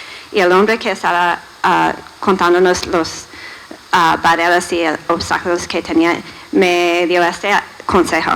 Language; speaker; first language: Spanish; non-native, fluent; English